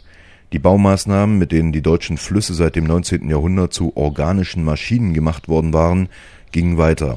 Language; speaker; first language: German; native; German